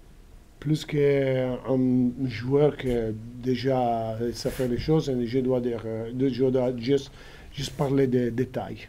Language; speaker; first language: French; non-native, fluent; Italian